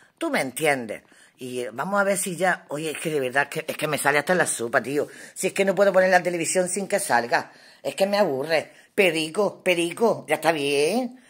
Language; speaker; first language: Spanish; native; Spanish